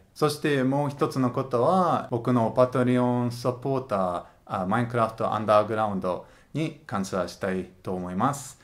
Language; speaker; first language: Japanese; non-native, learner; Russian